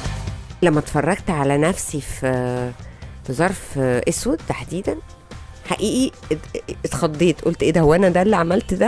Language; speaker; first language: Arabic; native; Arabic